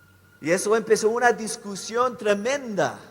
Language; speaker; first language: Spanish; non-native, fluent; English